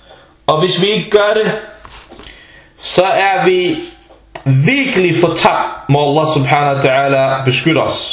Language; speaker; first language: Danish; early bilingual, other home language; Arabic